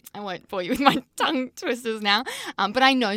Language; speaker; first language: English; native; English